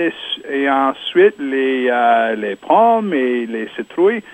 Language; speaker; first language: French; non-native, local second language; English